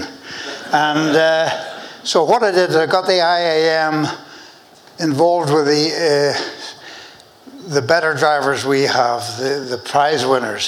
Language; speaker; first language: English; native; English